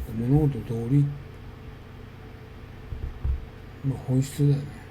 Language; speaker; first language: Japanese; native; Japanese